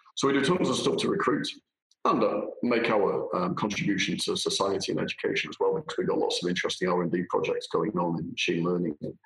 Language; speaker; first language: English; native; English